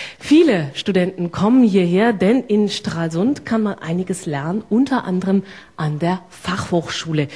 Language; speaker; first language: German; native; German